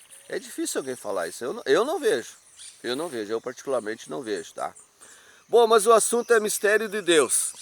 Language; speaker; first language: Portuguese; native; Portuguese